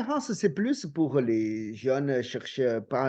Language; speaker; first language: French; non-native, fluent; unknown